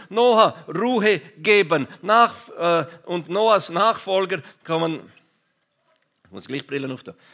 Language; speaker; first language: German; non-native, local second language; Romansh